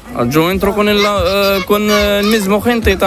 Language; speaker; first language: Spanish; non-native, learner; Arabic